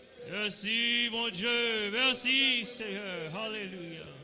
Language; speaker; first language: French; native; French